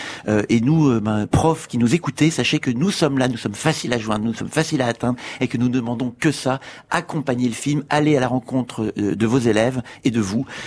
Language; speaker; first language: French; native; French